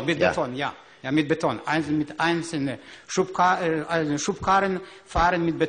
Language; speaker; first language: German; non-native, learner; Ukrainian